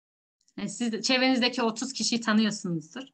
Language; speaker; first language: Korean; non-native, learner; Turkish